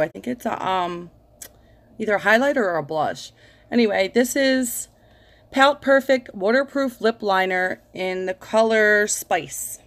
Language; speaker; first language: English; native; English